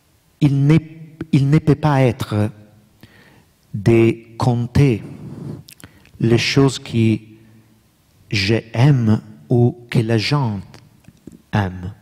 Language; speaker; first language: French; non-native, learner; Italian